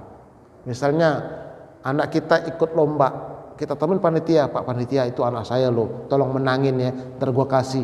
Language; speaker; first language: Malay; non-native, local second language; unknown